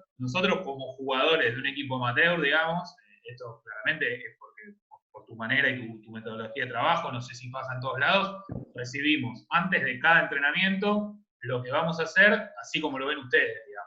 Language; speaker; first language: Spanish; native; Spanish